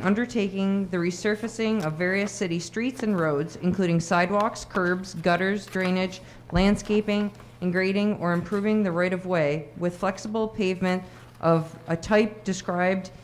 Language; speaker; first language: English; native; English